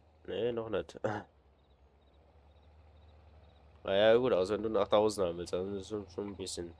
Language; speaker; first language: German; native; German